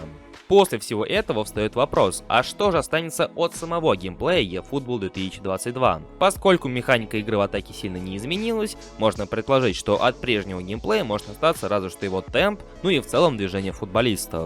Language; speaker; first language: Russian; native; Russian